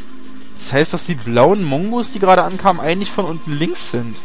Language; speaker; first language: German; native; German